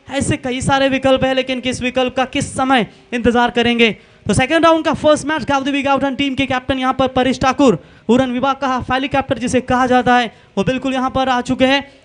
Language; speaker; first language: Hindi; non-native, local second language; Marathi